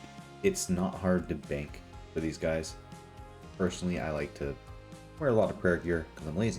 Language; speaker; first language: English; native; English